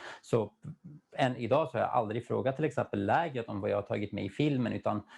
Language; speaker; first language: Swedish; non-native, fluent; Kurdish